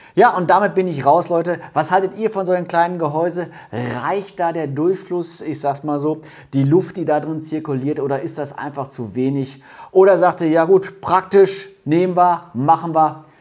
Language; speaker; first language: German; native; German